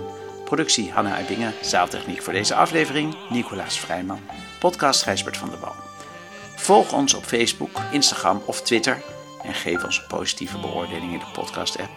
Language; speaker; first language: Dutch; native; Dutch